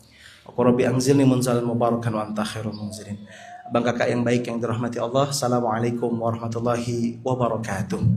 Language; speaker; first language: Indonesian; native; Indonesian